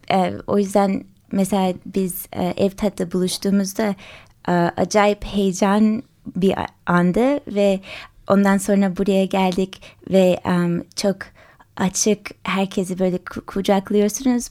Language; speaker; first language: Turkish; early bilingual, heritage; English